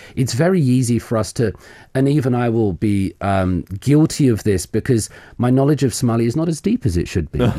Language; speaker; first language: English; native; English